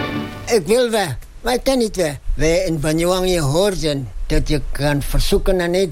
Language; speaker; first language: Dutch; non-native, local second language; Indonesian